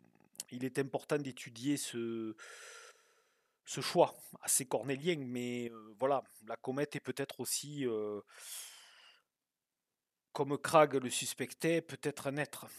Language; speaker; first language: French; native; French